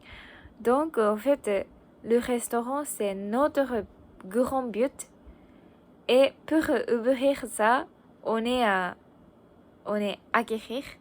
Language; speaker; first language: French; non-native, learner; Japanese